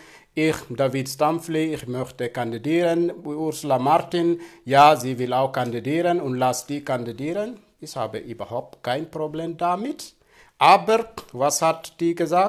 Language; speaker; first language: German; non-native, fluent; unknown